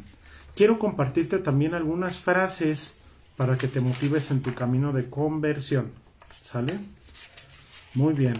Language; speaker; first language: Spanish; native; Spanish